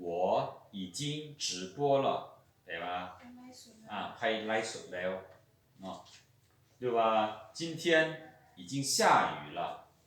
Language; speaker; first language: Chinese; non-native, fluent; Lao